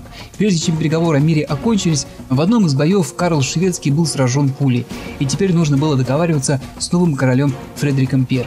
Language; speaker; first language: Russian; native; Russian